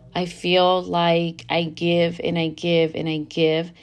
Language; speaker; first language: English; early bilingual, other home language; Spanish